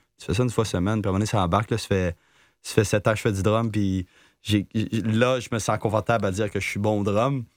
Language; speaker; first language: French; native; French